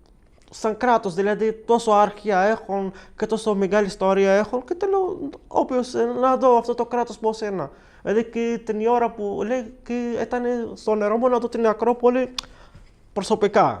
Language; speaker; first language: Greek; non-native, learner; Arabic